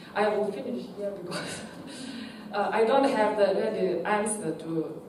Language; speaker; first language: English; non-native, fluent; Lithuanian